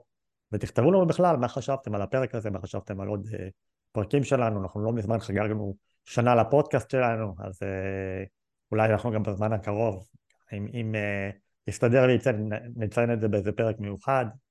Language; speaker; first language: Hebrew; native; Hebrew